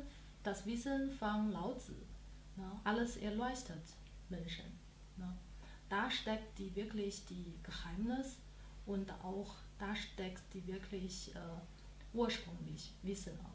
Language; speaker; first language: German; non-native, learner; Chinese